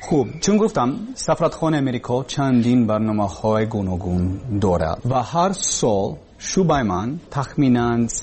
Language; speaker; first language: Persian; non-native, learner; English